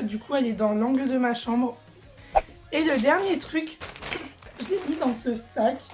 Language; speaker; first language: French; native; French